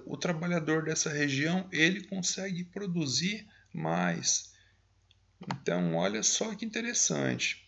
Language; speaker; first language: Portuguese; native; Portuguese